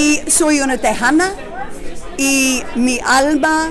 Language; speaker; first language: Spanish; non-native, learner; English